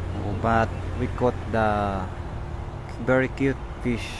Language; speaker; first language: English; non-native, learner; Filipino